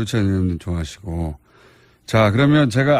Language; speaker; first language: Korean; native; Korean